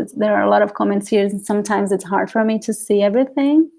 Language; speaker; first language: English; non-native, fluent; Portuguese